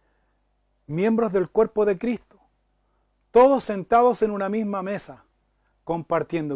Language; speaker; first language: Spanish; native; Spanish